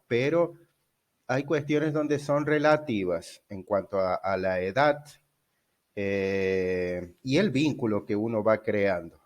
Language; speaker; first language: Spanish; non-native, fluent; Portuguese